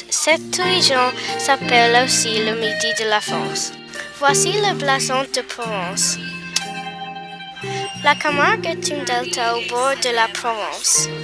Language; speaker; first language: French; non-native, learner; English